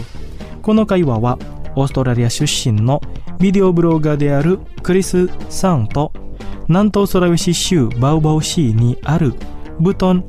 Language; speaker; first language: Japanese; non-native, fluent; Indonesian